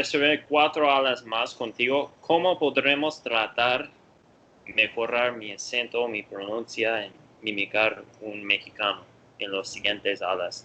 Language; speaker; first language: Spanish; non-native, learner; English